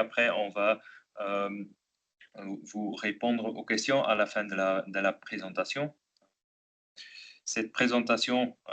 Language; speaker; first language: French; non-native, local second language; Dutch